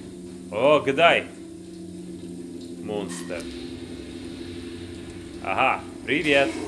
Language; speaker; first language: Russian; non-native, learner; English